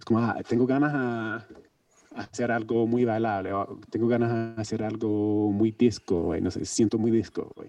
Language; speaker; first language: Spanish; non-native, learner; English